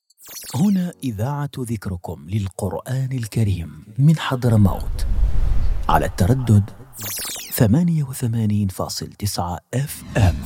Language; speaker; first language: Arabic; native; Arabic